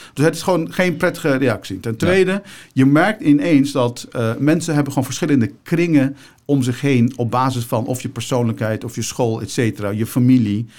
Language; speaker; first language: Dutch; early bilingual, other home language; Turkish